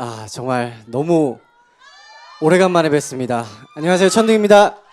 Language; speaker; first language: Korean; native; Korean